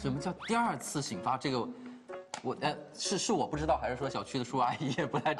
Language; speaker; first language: Chinese; native; Chinese